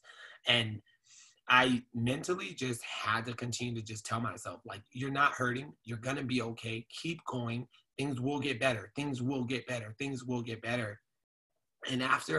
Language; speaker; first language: English; native; English